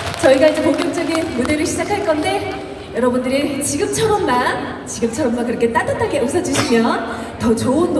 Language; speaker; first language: Korean; native; Korean